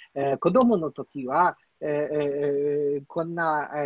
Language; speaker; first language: Japanese; non-native, learner; Polish